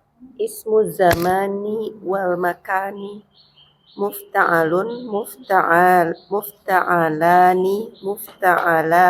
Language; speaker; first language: Arabic; non-native, learner; Indonesian